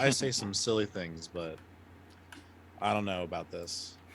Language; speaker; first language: English; native; English